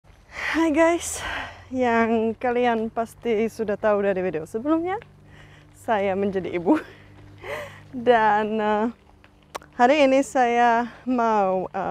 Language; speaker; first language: Indonesian; non-native, fluent; Czech